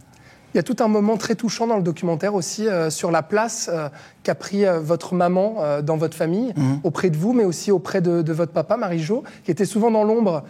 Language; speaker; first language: French; native; French